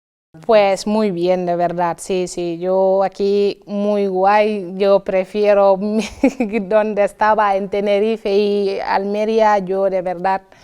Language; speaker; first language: Spanish; non-native, fluent; Wolof